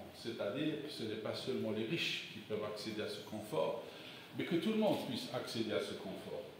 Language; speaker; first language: French; non-native, local second language; Arabic